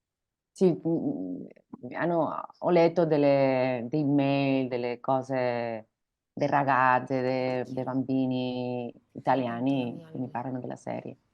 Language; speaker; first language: Italian; non-native, learner; Spanish